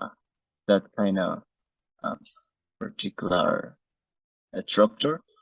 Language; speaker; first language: English; non-native, learner; Spanish